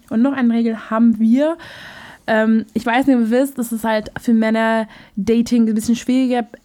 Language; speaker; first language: German; non-native, fluent; Hungarian